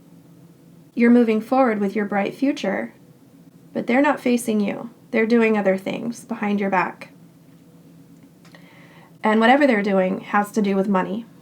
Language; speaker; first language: English; native; English